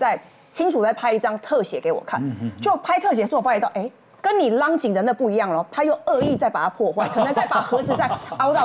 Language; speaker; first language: Chinese; native; Chinese